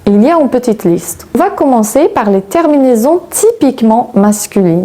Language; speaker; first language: French; non-native, fluent; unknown